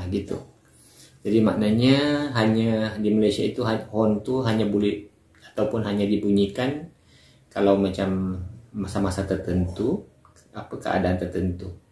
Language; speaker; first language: Malay; native; Malay